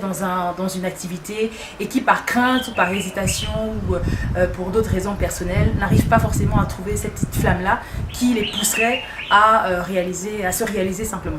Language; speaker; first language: French; native; French